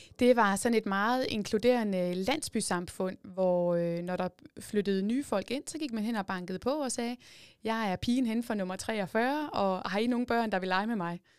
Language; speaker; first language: Danish; native; Danish